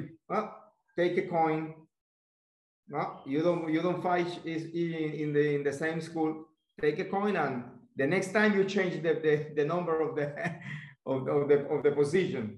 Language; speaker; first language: English; non-native, learner; Spanish